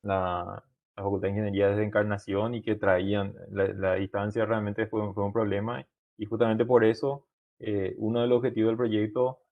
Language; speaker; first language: Spanish; native; Spanish